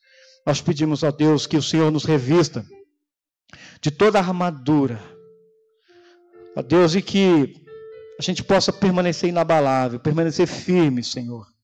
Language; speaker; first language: Portuguese; native; Portuguese